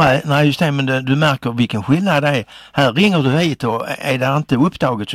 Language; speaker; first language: Swedish; native; Swedish